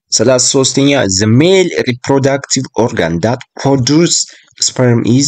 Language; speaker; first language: English; non-native, local second language; Amharic